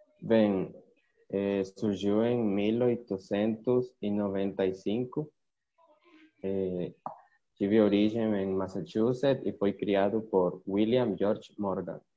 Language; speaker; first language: Portuguese; non-native, learner; Spanish